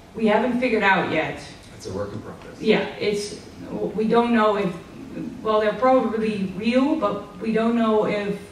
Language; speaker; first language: English; non-native, fluent; Dutch